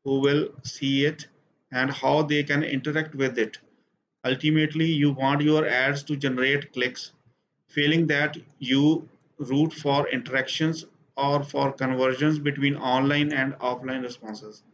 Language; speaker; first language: English; non-native, local second language; Punjabi